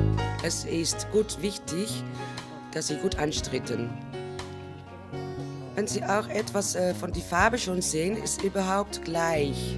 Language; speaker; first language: German; non-native, fluent; Spanish